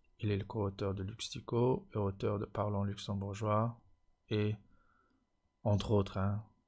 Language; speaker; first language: French; non-native, local second language; Luxembourgish